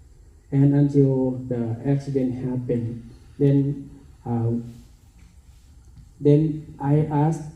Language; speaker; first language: English; non-native, learner; Thai